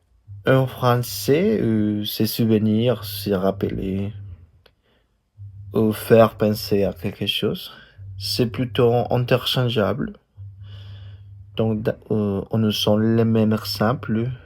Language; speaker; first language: French; non-native, fluent; Spanish